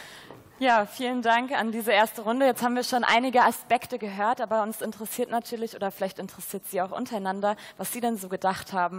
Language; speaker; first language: German; native; German